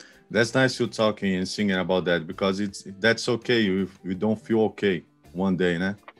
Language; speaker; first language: English; non-native, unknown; Portuguese